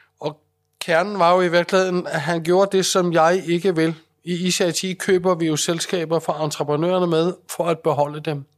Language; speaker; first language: Danish; native; Danish